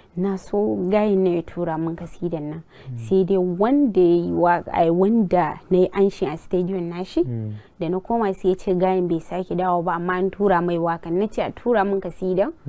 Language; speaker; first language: Hausa; non-native, local second language; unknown